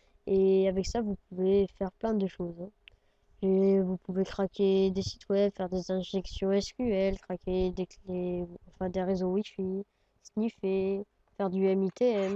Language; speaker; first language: French; native; French